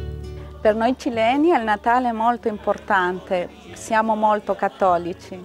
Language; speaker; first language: Italian; non-native, fluent; Spanish